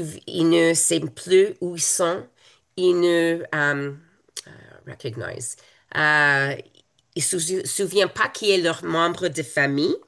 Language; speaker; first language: French; non-native, fluent; English